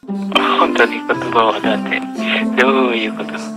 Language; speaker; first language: Japanese; non-native, learner; Indonesian